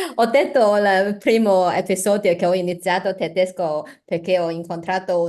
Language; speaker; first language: Italian; non-native, learner; Chinese